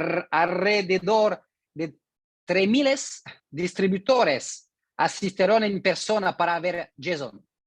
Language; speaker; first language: Spanish; non-native, learner; French